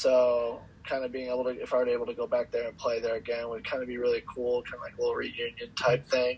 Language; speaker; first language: English; native; English